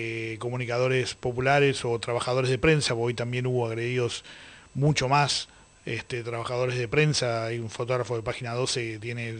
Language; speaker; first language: Spanish; native; Spanish